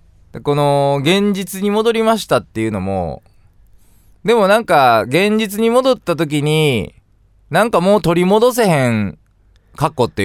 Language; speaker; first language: Japanese; native; Japanese